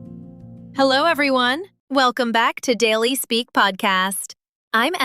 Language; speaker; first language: English; native; English